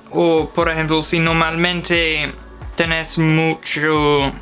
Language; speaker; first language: Spanish; non-native, fluent; English